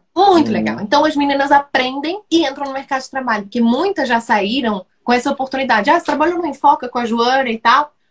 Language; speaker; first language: Portuguese; native; Portuguese